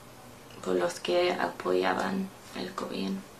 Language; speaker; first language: Spanish; non-native, learner; English